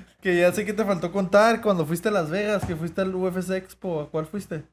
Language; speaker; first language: Spanish; native; Spanish